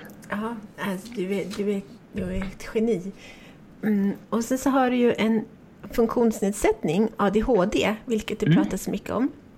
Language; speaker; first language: Swedish; native; Swedish